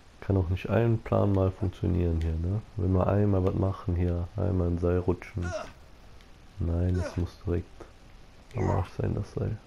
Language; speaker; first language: German; native; German